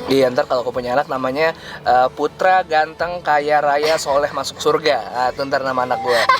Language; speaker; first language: Indonesian; native; Indonesian